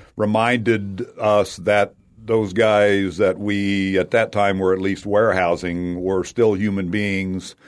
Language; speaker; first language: English; native; English